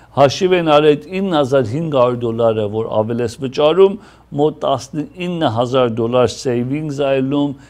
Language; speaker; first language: Armenian; early bilingual, heritage; Armenian